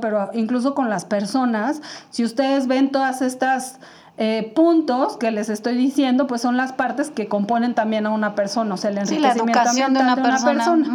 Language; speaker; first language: Spanish; native; Spanish